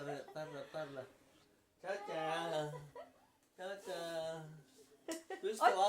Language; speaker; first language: Italian; non-native, learner; Filipino